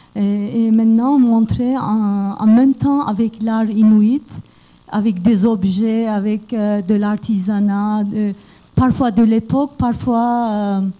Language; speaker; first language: French; non-native, fluent; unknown